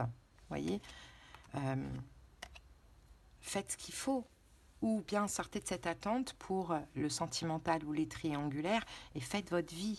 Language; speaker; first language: French; native; French